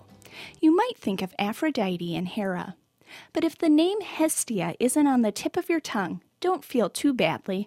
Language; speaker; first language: English; native; English